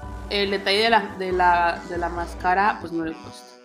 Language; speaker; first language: Spanish; native; Spanish